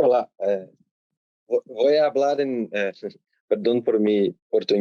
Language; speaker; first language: Spanish; non-native, learner; Portuguese